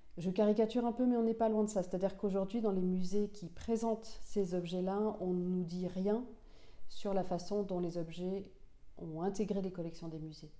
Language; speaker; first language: French; non-native, local second language; Finnish